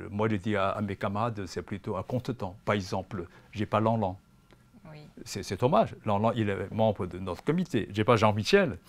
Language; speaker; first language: French; non-native, fluent; Chinese